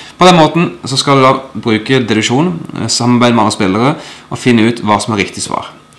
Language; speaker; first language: Norwegian; native; Norwegian